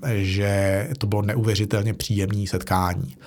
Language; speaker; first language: Czech; native; Czech